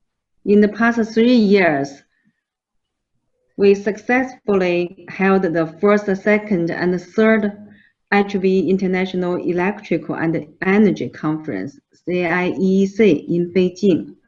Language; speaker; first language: English; non-native, fluent; Chinese